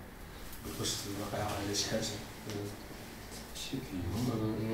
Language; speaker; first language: Italian; non-native, learner; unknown